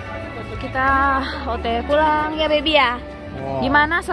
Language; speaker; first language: Indonesian; native; Indonesian